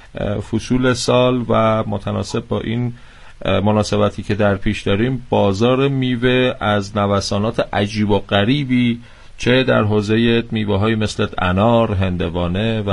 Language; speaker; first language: Persian; native; Persian